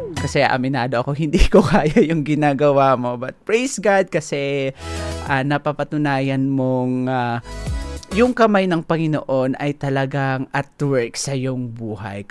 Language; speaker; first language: Filipino; non-native, local second language; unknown